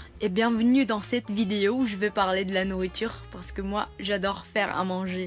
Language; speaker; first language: French; non-native, learner; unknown